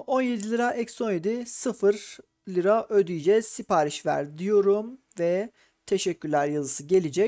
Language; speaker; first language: Turkish; native; Turkish